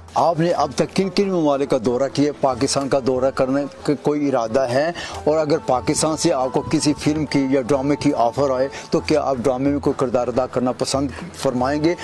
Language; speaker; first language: Urdu; native; Urdu